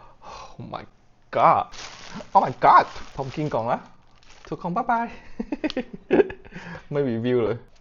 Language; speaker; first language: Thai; non-native, learner; Cantonese